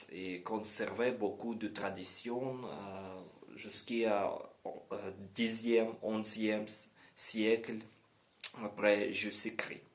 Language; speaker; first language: French; non-native, learner; Ukrainian